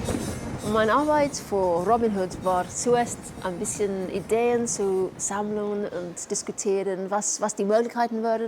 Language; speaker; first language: German; non-native, fluent; English